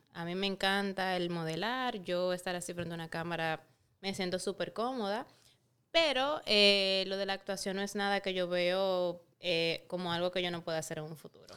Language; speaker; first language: Spanish; native; Spanish